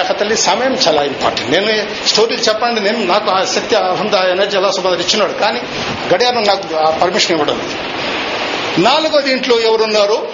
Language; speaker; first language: Telugu; non-native, local second language; Urdu